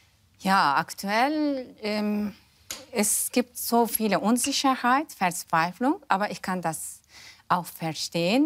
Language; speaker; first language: German; non-native, fluent; Turkish